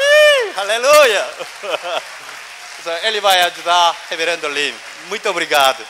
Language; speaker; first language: Portuguese; non-native, learner; Korean